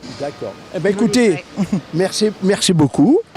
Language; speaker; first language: French; native; French